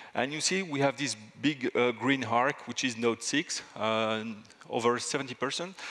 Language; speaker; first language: English; non-native, fluent; French